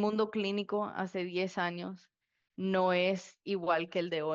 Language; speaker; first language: Spanish; early bilingual, heritage; Spanish